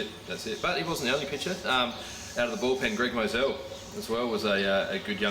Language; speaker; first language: English; native; English